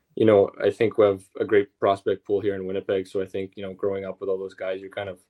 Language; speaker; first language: English; early bilingual, other home language; Russian